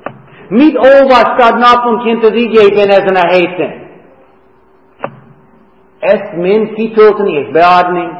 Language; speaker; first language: Hungarian; non-native, fluent; English